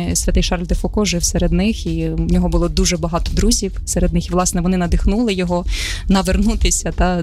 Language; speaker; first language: Ukrainian; native; Ukrainian